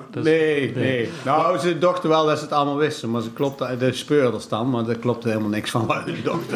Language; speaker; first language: Dutch; native; Dutch